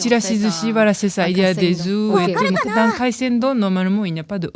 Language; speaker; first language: French; non-native, fluent; Japanese